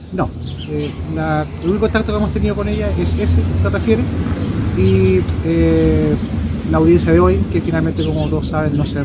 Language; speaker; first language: Spanish; native; Spanish